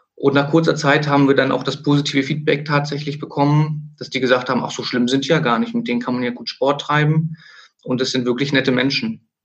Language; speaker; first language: German; native; German